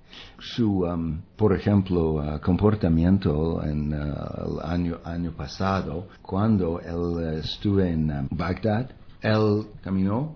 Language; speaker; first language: Spanish; non-native, fluent; English